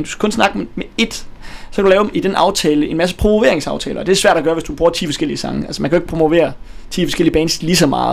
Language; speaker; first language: Danish; native; Danish